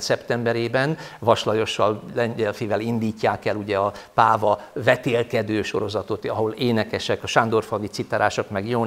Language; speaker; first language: Hungarian; native; Hungarian